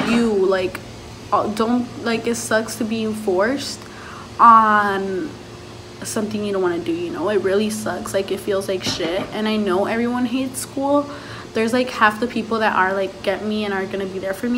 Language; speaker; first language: English; early bilingual, other home language; Spanish